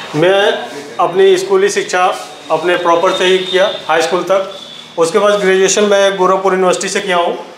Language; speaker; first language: Hindi; native; Hindi